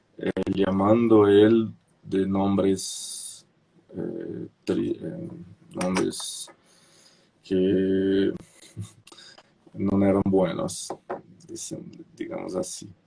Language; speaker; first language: Spanish; non-native, fluent; Portuguese